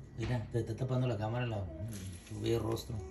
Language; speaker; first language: Spanish; native; Spanish